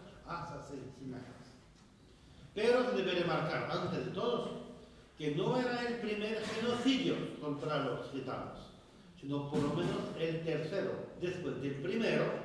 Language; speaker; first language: Spanish; non-native, fluent; French